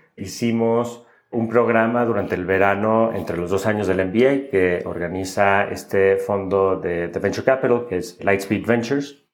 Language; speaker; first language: Spanish; native; Spanish